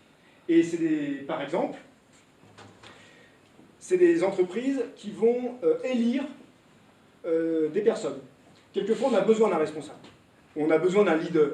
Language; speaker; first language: French; native; French